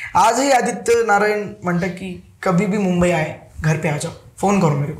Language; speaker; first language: Hindi; non-native, local second language; Marathi